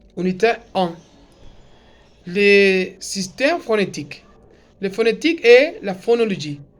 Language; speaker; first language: French; non-native, learner; Spanish